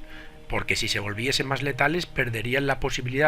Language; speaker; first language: Spanish; native; Spanish